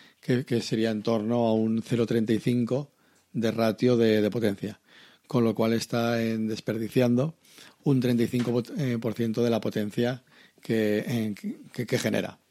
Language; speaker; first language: Spanish; native; Spanish